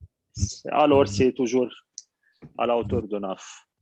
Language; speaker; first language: French; non-native, fluent; Arabic